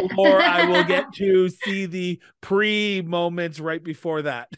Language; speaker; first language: English; native; English